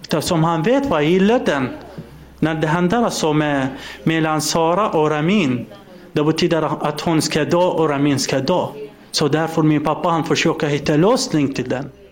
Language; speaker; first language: Swedish; non-native, learner; Arabic